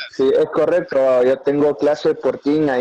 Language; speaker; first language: Spanish; native; Spanish